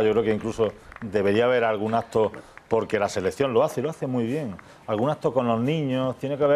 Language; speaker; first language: Spanish; native; Spanish